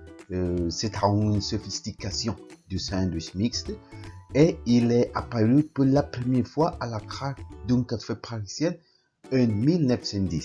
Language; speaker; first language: French; non-native, learner; Spanish